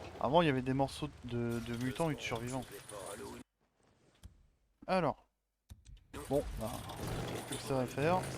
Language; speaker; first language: French; native; French